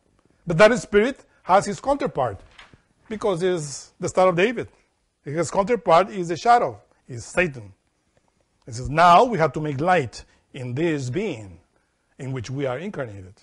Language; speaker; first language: English; non-native, fluent; Spanish